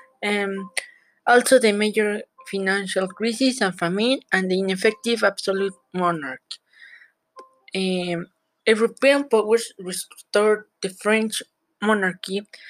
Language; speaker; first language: English; non-native, learner; Spanish